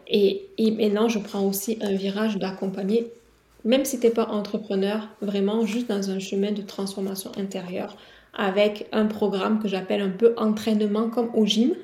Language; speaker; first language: French; native; French